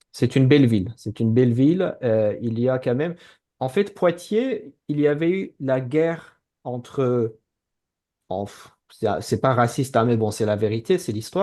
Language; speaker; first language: French; non-native, fluent; Azerbaijani